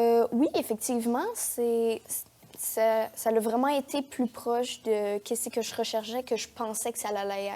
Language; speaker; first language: French; native; French